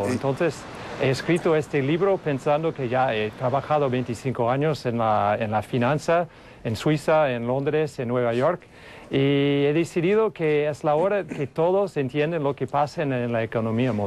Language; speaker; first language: Spanish; non-native, fluent; English